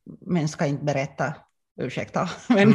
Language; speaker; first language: Swedish; non-native, local second language; Finnish